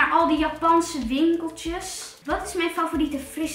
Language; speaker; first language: Dutch; native; Dutch